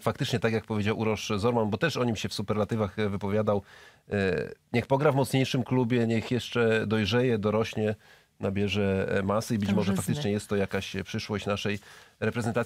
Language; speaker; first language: Polish; native; Polish